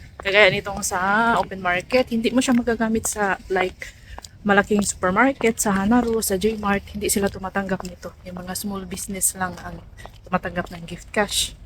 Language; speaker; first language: Filipino; non-native, local second language; Cebuano